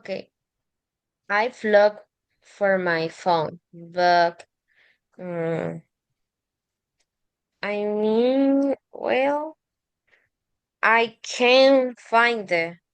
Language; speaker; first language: English; non-native, learner; Spanish